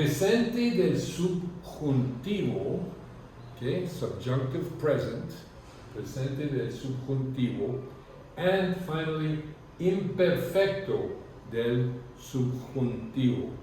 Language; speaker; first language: Spanish; non-native, learner; English